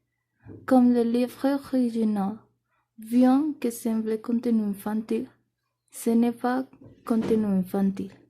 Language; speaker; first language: French; non-native, learner; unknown